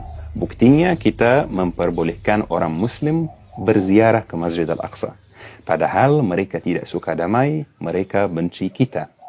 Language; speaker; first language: Indonesian; non-native, fluent; Arabic